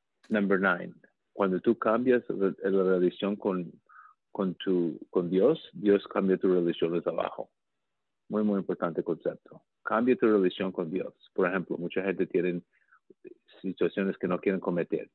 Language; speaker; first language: Spanish; native; Spanish